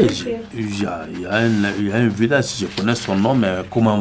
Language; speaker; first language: French; non-native, learner; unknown